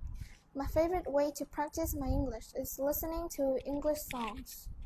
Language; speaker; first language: English; non-native, learner; Vietnamese